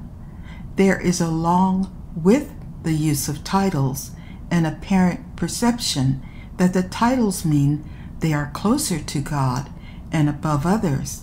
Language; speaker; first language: English; native; English